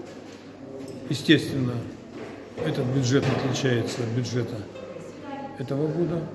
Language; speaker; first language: Russian; native; Russian